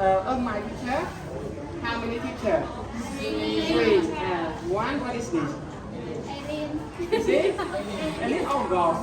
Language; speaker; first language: English; non-native, learner; Khmer